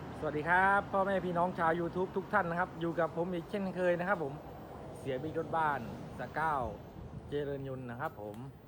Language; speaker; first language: Thai; non-native, local second language; Khmer